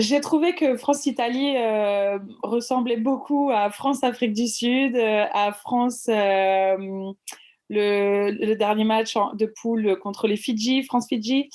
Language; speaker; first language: French; native; French